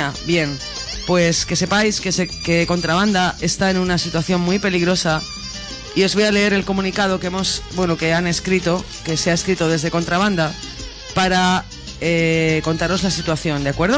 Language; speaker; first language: Spanish; native; Spanish